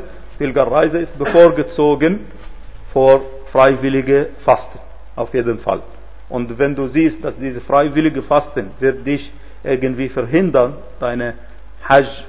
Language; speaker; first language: German; non-native, fluent; Arabic